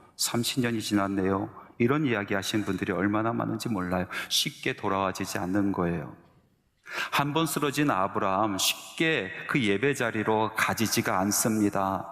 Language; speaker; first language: Korean; native; Korean